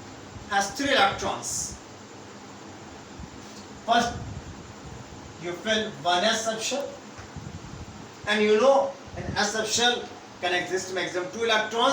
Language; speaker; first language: English; non-native, local second language; Hindi